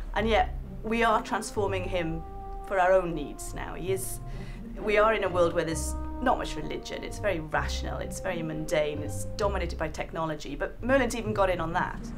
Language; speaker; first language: English; native; English